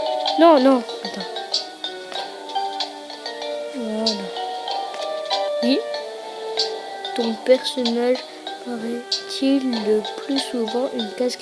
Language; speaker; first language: French; early bilingual, other home language; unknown